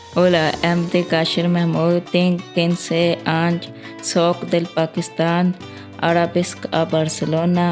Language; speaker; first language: Catalan; non-native, learner; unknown